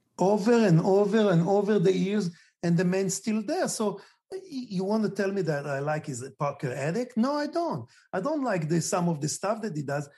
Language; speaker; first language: English; non-native, fluent; Hebrew